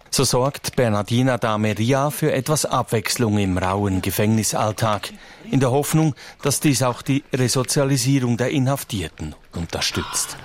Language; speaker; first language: German; native; German